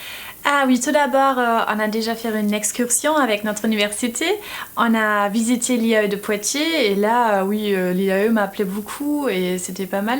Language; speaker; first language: French; non-native, fluent; German